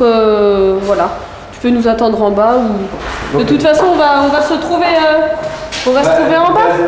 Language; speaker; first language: French; native; French